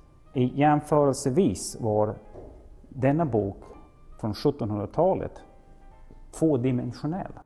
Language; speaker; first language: Swedish; non-native, fluent; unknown